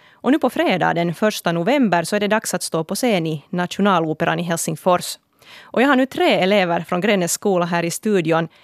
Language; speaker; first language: Swedish; native; Swedish